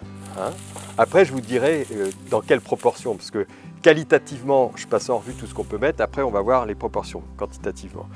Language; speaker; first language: French; native; French